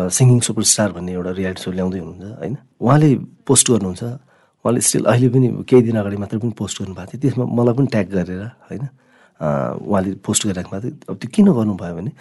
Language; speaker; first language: Nepali; non-native, local second language; Sherpa